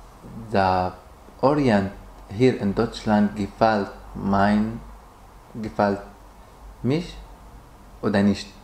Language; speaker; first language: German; non-native, learner; Arabic